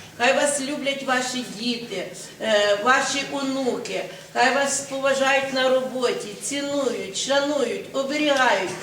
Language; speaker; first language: Ukrainian; native; Ukrainian